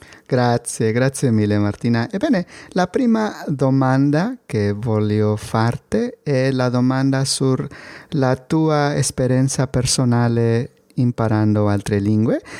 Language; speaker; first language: Italian; non-native, fluent; Spanish